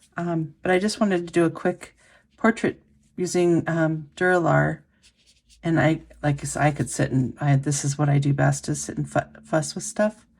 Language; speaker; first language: English; native; English